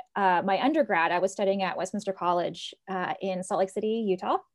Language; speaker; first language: English; early bilingual, other home language; Portuguese